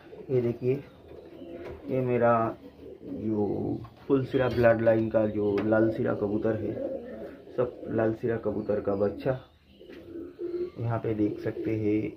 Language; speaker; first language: Hindi; non-native, local second language; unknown